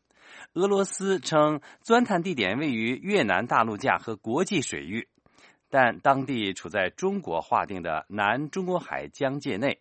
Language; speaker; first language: Chinese; native; Chinese